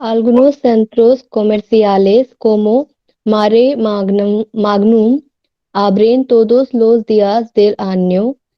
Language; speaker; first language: Spanish; non-native, learner; Hindi